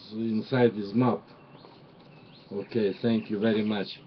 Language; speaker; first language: English; non-native, learner; Russian